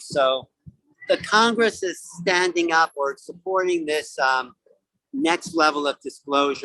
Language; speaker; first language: English; native; English